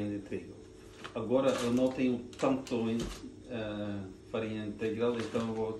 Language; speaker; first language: Portuguese; non-native, fluent; Norwegian